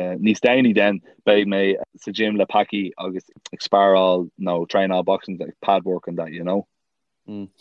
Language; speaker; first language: Irish; non-native, local second language; English